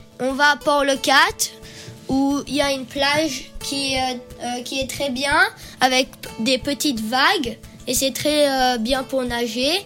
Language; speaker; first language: French; early bilingual, heritage; French